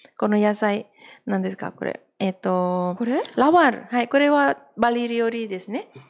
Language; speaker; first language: Japanese; non-native, fluent; Indonesian